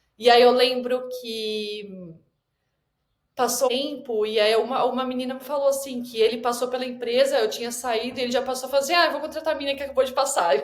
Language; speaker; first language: Portuguese; native; Portuguese